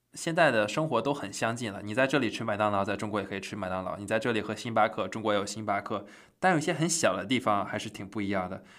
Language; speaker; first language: Chinese; native; Chinese